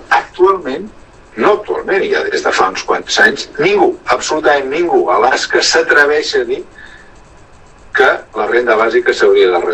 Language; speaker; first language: Catalan; native; Catalan